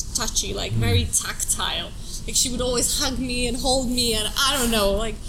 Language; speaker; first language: English; non-native, fluent; Russian